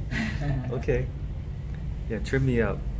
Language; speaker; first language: English; native; English